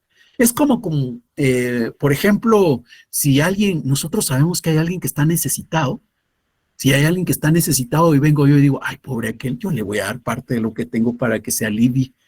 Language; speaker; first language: Spanish; native; Spanish